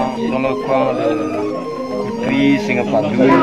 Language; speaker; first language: French; non-native, fluent; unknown